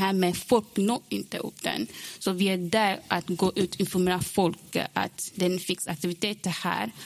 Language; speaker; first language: Swedish; non-native, learner; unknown